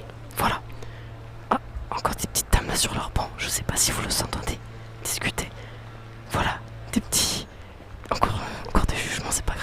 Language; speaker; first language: French; native; French